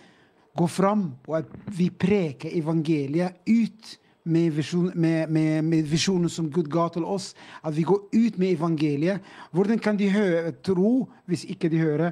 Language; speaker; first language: Norwegian; non-native, fluent; Arabic